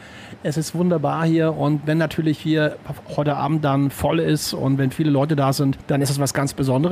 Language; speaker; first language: German; native; German